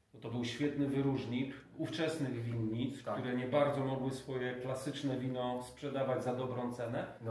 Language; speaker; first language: Polish; native; Polish